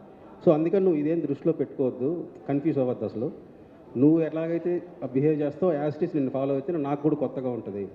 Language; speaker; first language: Telugu; native; Telugu